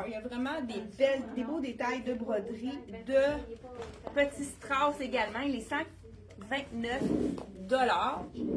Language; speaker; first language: French; native; French